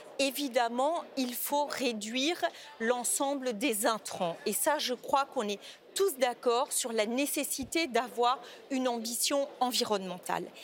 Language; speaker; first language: French; native; French